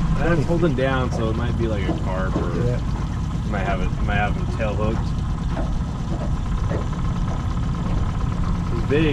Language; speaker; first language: English; native; English